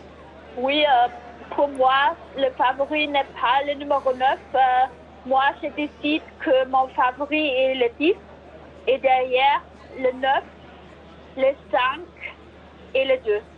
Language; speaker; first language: French; non-native, fluent; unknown